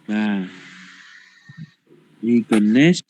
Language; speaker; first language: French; non-native, fluent; Khmer